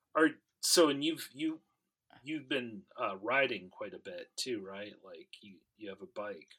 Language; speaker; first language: English; native; English